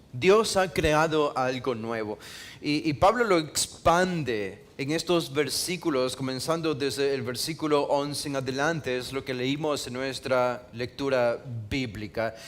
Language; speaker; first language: Spanish; native; Spanish